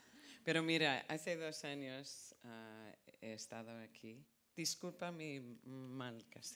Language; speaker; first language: Spanish; non-native, fluent; English